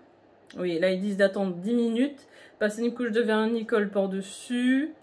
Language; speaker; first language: French; native; French